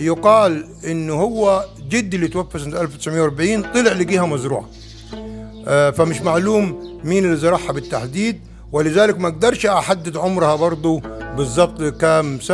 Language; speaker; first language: Arabic; native; Arabic